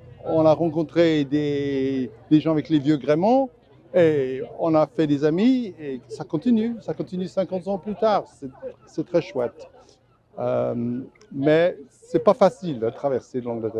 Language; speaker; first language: French; non-native, fluent; English